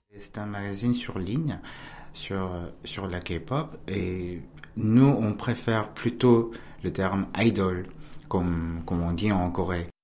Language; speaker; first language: French; non-native, fluent; Korean